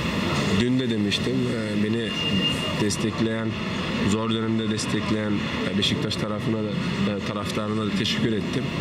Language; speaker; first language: Turkish; early bilingual, heritage; Turkish